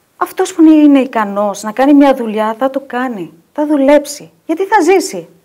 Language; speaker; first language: Greek; non-native, fluent; Albanian